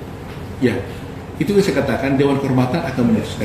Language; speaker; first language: Indonesian; native; Indonesian